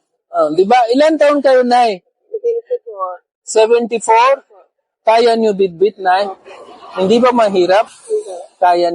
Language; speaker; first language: Filipino; non-native, learner; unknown